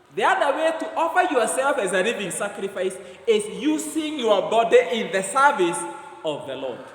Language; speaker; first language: English; non-native, local second language; Swahili